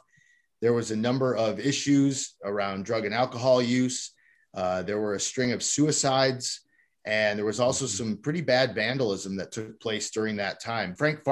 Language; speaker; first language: English; native; English